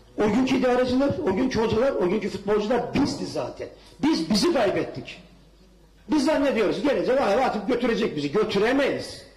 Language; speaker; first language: Turkish; native; Turkish